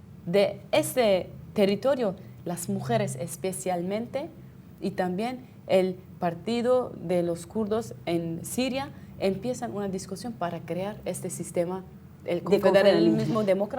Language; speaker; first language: Spanish; non-native, fluent; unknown